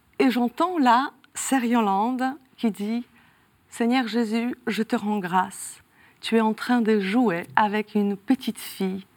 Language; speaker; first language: French; non-native, fluent; Polish